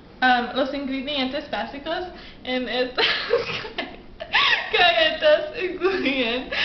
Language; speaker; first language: Spanish; non-native, learner; English